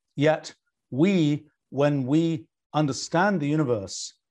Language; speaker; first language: English; native; English